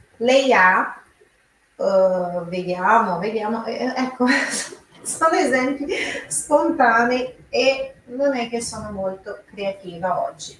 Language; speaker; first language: Italian; non-native, fluent; Portuguese